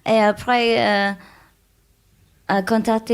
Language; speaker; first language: French; non-native, learner; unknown